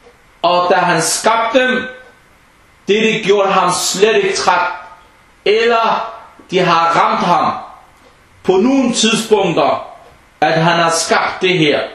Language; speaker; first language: Danish; non-native, fluent; Arabic